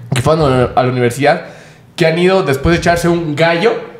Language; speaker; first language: Spanish; native; Spanish